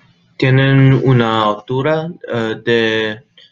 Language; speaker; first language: Spanish; non-native, learner; English